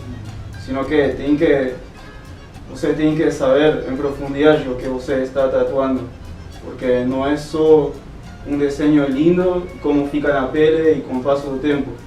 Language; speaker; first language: Portuguese; non-native, fluent; Spanish